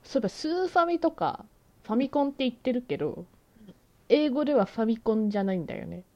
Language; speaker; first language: Japanese; native; Japanese